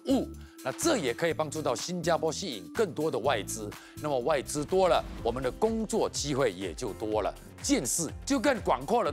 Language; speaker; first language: Chinese; native; Chinese